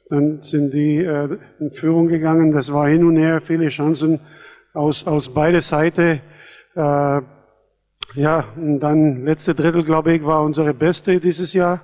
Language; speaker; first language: German; non-native, fluent; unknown